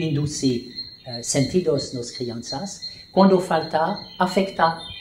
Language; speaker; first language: Portuguese; non-native, learner; French